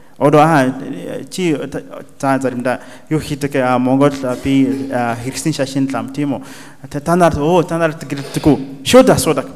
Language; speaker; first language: Mongolian; non-native, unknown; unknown